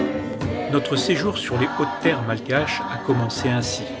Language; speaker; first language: French; native; French